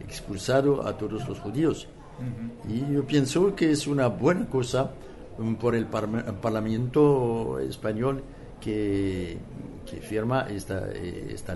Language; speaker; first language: Spanish; non-native, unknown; French